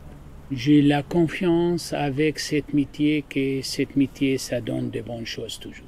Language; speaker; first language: French; non-native, learner; Arabic